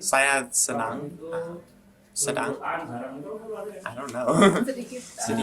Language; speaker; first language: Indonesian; non-native, learner; English